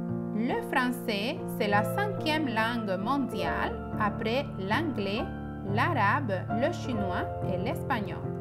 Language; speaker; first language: French; non-native, fluent; Spanish